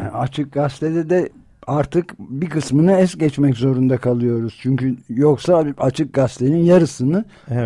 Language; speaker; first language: Turkish; native; Turkish